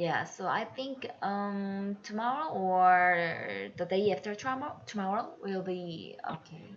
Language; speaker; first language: English; non-native, learner; Korean